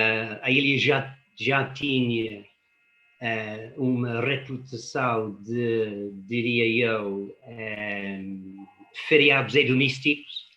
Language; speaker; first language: Portuguese; non-native, fluent; English